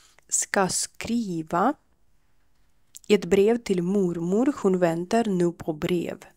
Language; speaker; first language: Swedish; non-native, fluent; Ukrainian